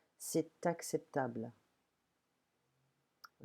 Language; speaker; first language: French; non-native, fluent; English